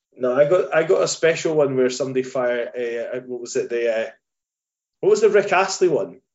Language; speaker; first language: English; native; English